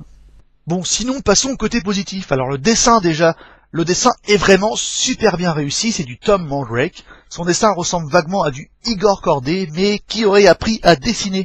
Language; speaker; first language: French; native; French